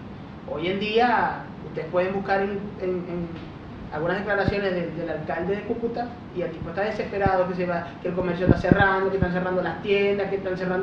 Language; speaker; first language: Spanish; native; Spanish